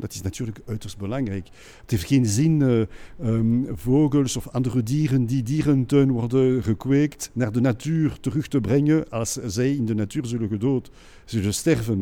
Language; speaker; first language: Dutch; non-native, local second language; French